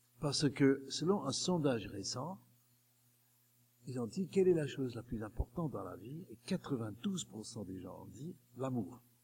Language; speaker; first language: French; non-native, fluent; English